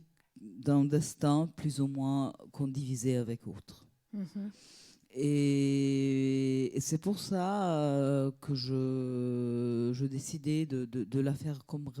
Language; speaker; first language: French; non-native, fluent; Italian